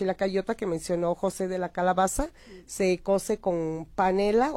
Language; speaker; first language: Spanish; native; Spanish